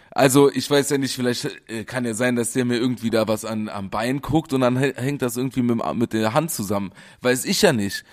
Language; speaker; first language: German; native; German